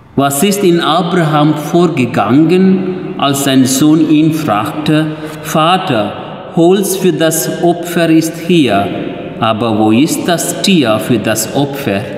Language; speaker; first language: German; non-native, fluent; Telugu